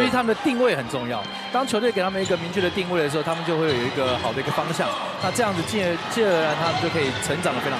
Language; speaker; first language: Chinese; native; Chinese